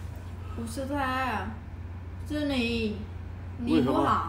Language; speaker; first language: Chinese; non-native, learner; Vietnamese